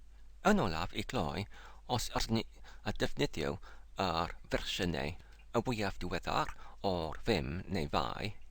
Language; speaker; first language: Welsh; non-native, learner; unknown